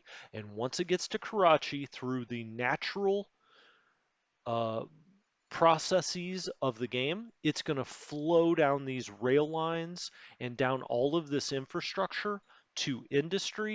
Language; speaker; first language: English; native; English